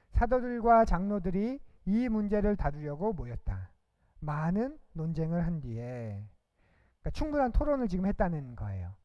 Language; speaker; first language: Korean; native; Korean